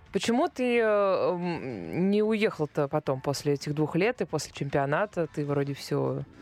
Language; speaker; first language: Russian; native; Russian